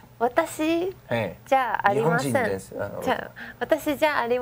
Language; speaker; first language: Japanese; non-native, learner; Chinese